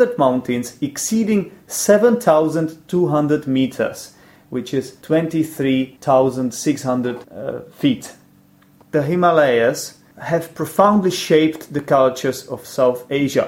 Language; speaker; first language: English; non-native, fluent; Czech